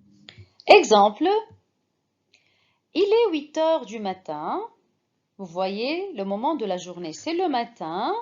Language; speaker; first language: French; non-native, fluent; Arabic